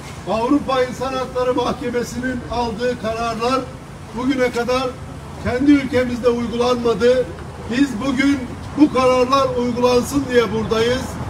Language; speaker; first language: Turkish; native; Turkish